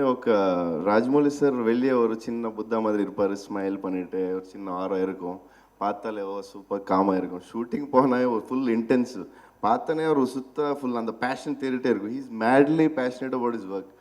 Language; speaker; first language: Tamil; non-native, local second language; Telugu